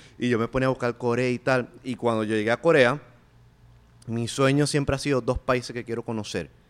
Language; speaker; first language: Spanish; native; Spanish